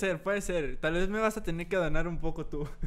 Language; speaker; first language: Spanish; native; Spanish